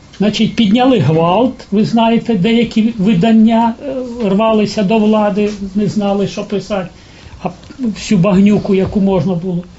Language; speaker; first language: Ukrainian; native; Ukrainian